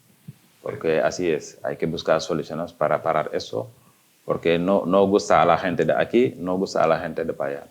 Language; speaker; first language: Spanish; non-native, fluent; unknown